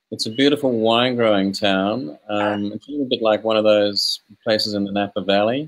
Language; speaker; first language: English; native; English